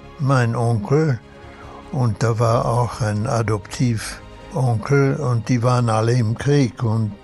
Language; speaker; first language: German; early bilingual, heritage; German